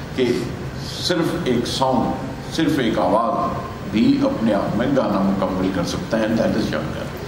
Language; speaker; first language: Hindi; native; Hindi